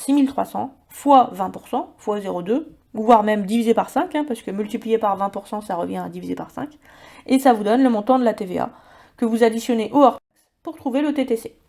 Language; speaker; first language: French; native; French